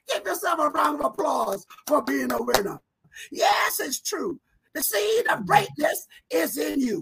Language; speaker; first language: English; native; English